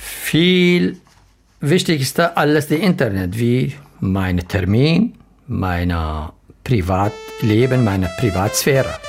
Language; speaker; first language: German; non-native, learner; Arabic